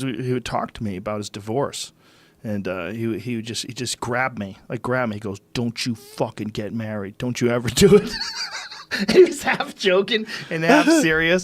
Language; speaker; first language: English; native; English